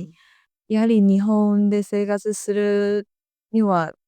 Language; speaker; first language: Japanese; non-native, fluent; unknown